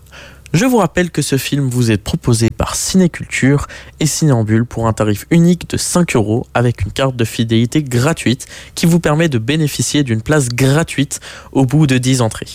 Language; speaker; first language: French; native; French